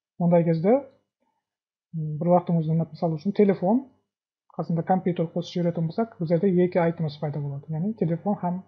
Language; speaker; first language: Uzbek; non-native, local second language; Kara-Kalpak